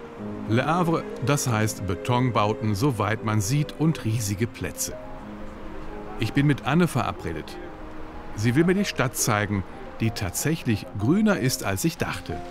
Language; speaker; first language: German; native; German